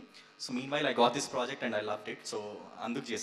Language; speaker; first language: Telugu; native; Telugu